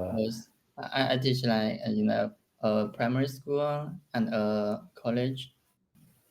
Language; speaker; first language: English; non-native, learner; Chinese